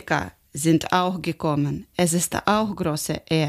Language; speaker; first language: German; non-native, learner; Ukrainian